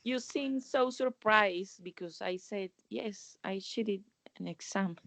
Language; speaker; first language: English; non-native, learner; Spanish